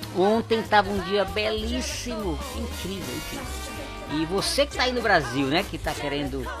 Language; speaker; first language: Portuguese; native; Portuguese